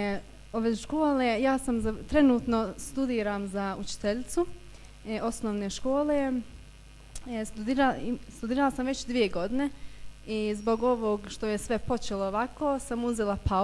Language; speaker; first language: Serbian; early bilingual, heritage; Bosnian